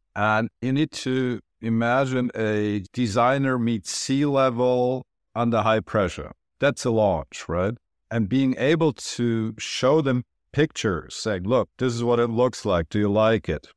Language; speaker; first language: English; non-native, fluent; Turkish